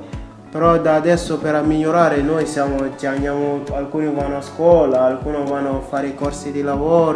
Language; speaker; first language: Italian; non-native, learner; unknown